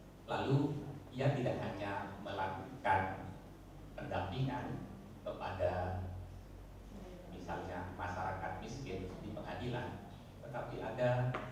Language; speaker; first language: Indonesian; native; Indonesian